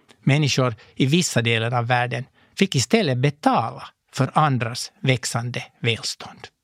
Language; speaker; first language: Swedish; native; Swedish